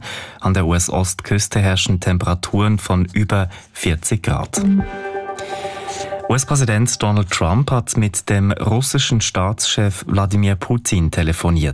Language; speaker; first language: German; native; German